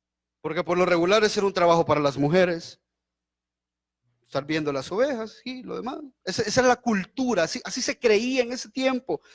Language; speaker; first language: Spanish; native; Spanish